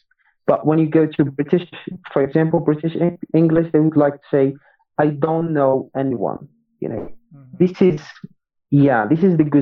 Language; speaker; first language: English; non-native, fluent; Arabic